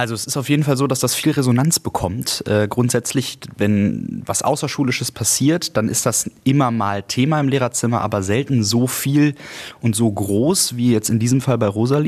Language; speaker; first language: German; native; German